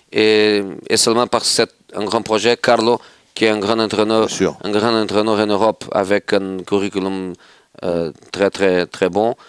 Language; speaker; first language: French; non-native, fluent; Portuguese